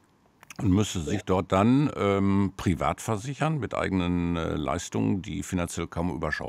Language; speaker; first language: German; native; German